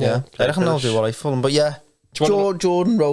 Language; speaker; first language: English; native; English